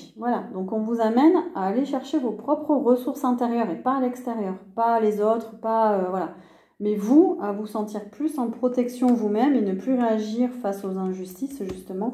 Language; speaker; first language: French; native; French